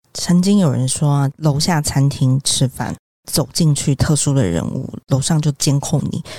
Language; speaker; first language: Chinese; native; Chinese